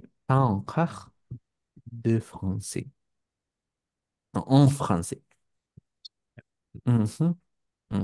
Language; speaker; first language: French; non-native, learner; Spanish